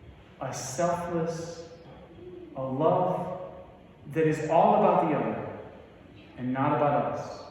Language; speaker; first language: English; native; English